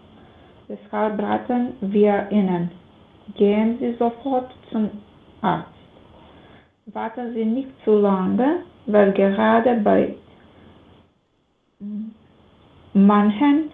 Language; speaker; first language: German; non-native, learner; Macedonian